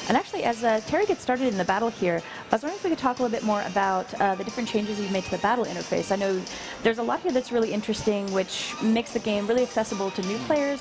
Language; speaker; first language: English; native; English